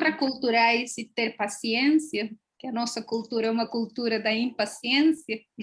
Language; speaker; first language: Portuguese; non-native, fluent; Spanish